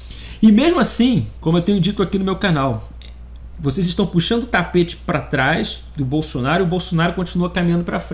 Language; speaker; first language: Portuguese; native; Portuguese